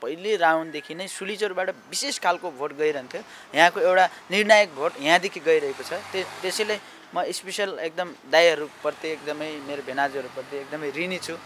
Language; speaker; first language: Nepali; non-native, local second language; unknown